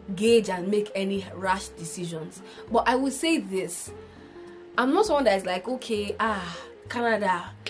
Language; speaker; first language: English; non-native, local second language; Igbo